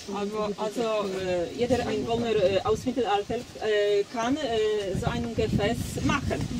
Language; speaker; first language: German; non-native, learner; Polish